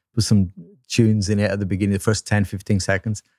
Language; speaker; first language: English; non-native, fluent; Portuguese